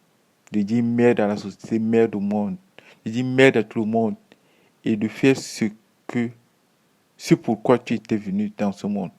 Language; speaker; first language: French; native; French